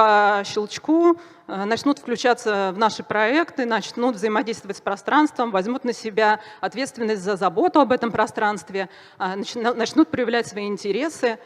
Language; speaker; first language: Russian; native; Russian